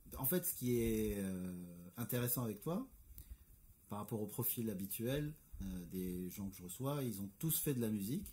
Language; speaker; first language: French; non-native, local second language; Arabic